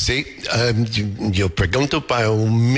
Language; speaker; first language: Spanish; non-native, learner; English